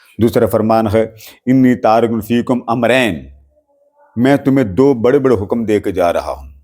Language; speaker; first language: Urdu; non-native, local second language; Punjabi